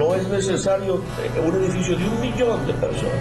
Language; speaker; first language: Spanish; native; Spanish